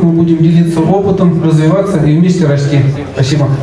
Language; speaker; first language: Russian; native; Russian